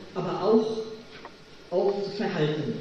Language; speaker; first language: German; non-native, fluent; Polish